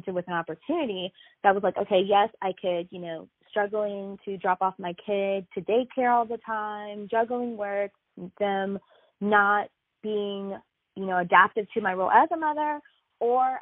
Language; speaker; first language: English; native; English